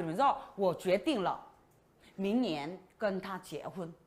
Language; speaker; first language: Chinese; non-native, fluent; Korean